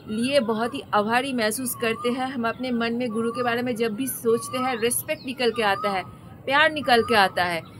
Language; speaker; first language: Hindi; non-native, local second language; Bangla